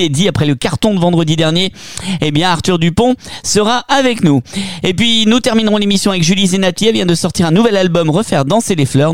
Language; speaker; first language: French; native; French